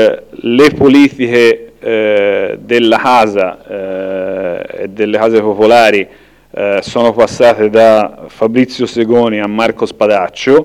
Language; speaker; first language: Italian; native; Italian